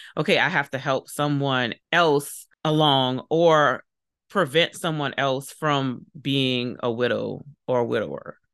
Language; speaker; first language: English; native; English